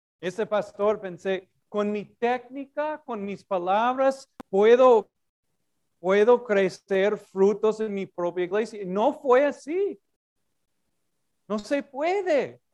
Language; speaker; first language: Spanish; non-native, fluent; English